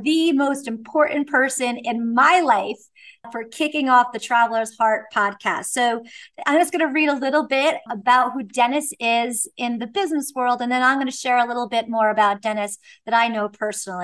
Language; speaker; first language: English; native; English